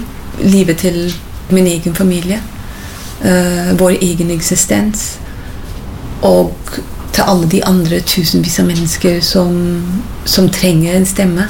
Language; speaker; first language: Norwegian; non-native, fluent; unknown